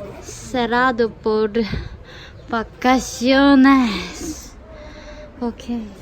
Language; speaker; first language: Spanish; non-native, learner; Korean